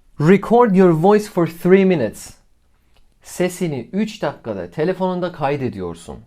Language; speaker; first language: Turkish; non-native, fluent; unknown